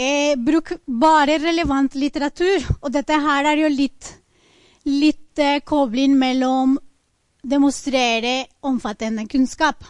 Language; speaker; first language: Norwegian; non-native, fluent; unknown